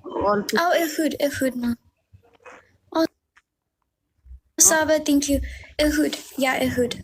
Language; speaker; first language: English; early bilingual, heritage; Amharic